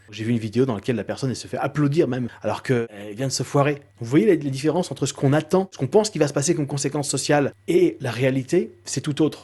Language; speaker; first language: French; native; French